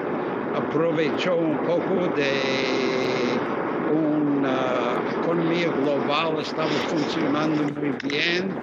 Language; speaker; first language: Spanish; non-native, fluent; English